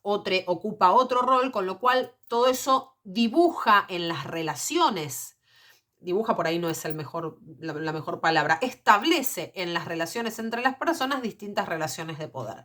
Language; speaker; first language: Spanish; native; Spanish